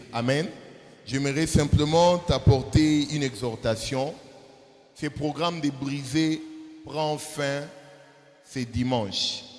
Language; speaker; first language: French; non-native, local second language; Lingala